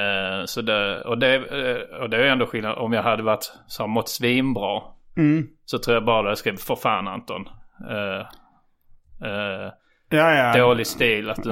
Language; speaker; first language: Swedish; native; Swedish